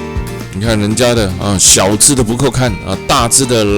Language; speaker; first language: Chinese; native; Chinese